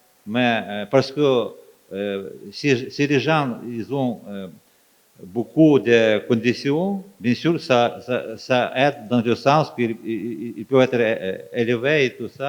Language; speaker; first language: French; non-native, fluent; Ukrainian